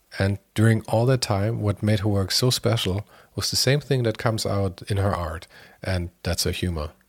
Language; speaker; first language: English; non-native, fluent; German